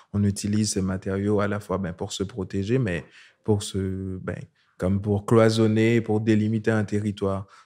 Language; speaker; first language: French; non-native, local second language; Haitian Creole